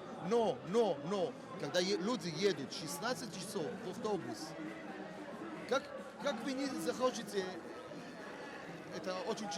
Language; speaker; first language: Russian; non-native, learner; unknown